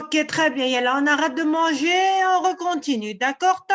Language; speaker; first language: French; non-native, local second language; Arabic